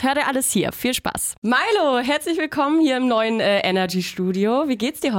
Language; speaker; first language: German; native; German